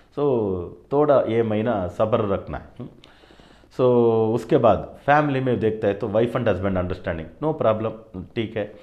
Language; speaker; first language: Hindi; non-native, local second language; Kannada